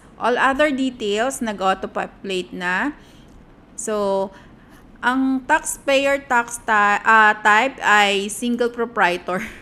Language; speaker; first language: Filipino; native; Filipino